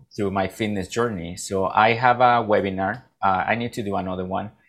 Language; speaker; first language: English; non-native, fluent; Spanish